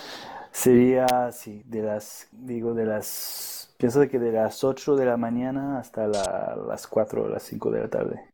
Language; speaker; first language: Spanish; non-native, fluent; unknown